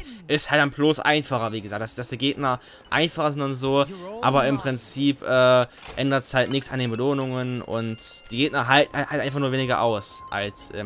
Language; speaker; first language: German; native; German